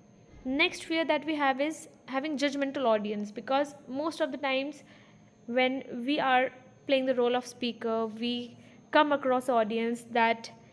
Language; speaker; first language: English; non-native, fluent; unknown